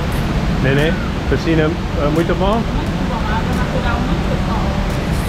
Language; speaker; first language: Portuguese; non-native, learner; English